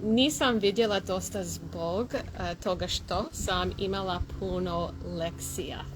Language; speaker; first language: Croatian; non-native, learner; English